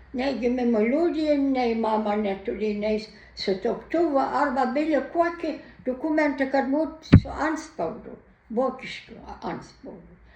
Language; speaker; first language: Lithuanian; non-native, local second language; German